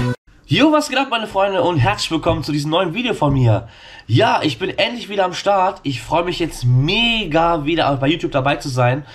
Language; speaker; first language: German; native; German